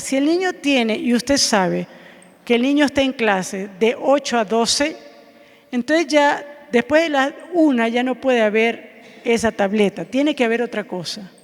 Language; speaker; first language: Spanish; non-native, fluent; English